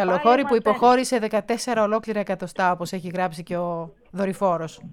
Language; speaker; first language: Greek; native; Greek